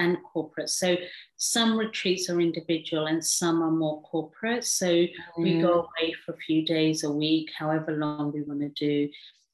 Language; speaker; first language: English; early bilingual, other home language; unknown